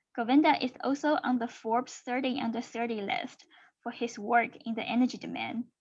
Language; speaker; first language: English; non-native, fluent; Chinese